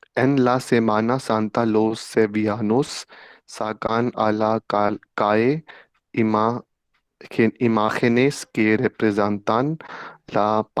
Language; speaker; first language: Spanish; non-native, learner; Hindi